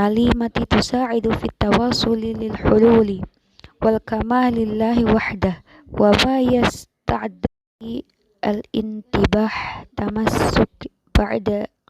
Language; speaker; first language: Arabic; non-native, learner; Indonesian